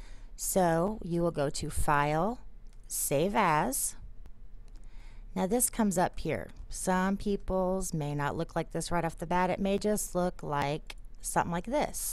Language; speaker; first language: English; native; English